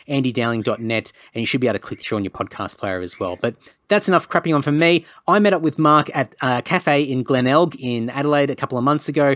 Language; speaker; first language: English; native; English